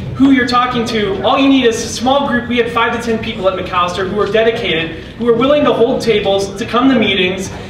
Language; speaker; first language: English; native; English